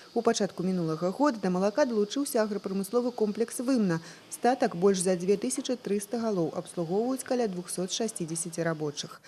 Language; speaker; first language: Belarusian; non-native, local second language; Russian